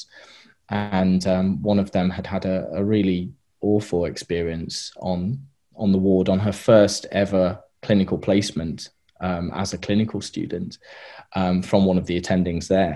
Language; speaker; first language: English; native; English